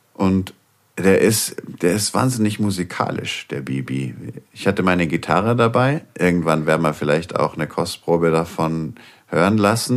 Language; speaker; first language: German; native; German